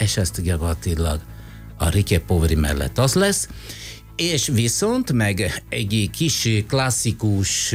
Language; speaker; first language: Hungarian; non-native, fluent; Italian